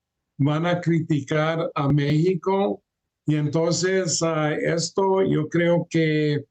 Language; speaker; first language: Spanish; early bilingual, heritage; Spanish